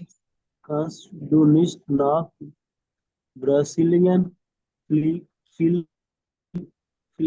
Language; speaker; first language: German; non-native, learner; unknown